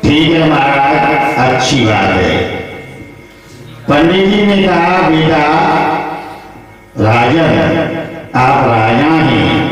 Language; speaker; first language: Hindi; native; Hindi